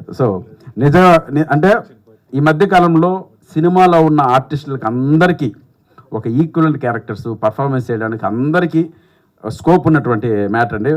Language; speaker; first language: Telugu; native; Telugu